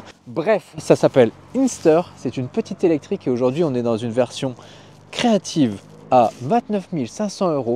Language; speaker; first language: French; native; French